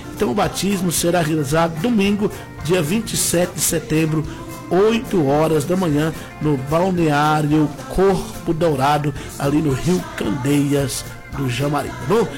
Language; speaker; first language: Portuguese; native; Portuguese